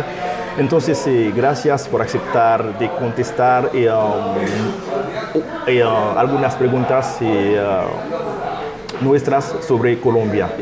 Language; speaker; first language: Spanish; non-native, fluent; Haitian Creole